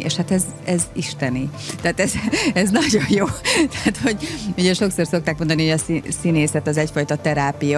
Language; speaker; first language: Hungarian; native; Hungarian